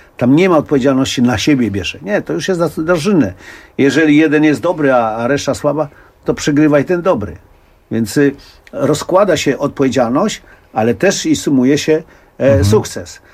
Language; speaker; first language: Polish; native; Polish